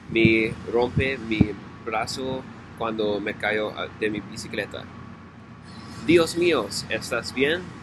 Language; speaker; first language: Spanish; non-native, learner; English